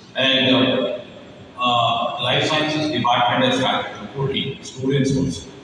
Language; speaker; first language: English; non-native, local second language; Telugu